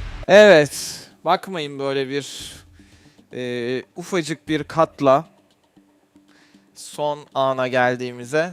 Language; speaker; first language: Turkish; native; Turkish